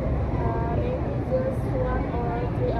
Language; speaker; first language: English; non-native, learner; Indonesian